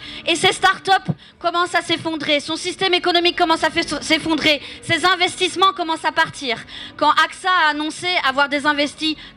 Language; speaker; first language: French; native; French